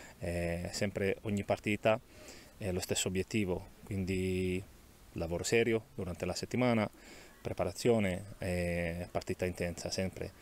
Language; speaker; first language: Italian; non-native, learner; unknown